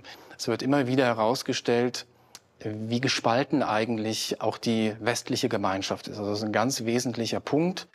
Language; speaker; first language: German; native; German